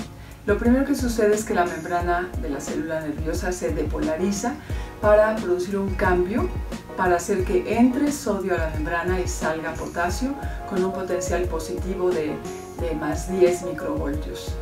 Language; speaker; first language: Spanish; native; Spanish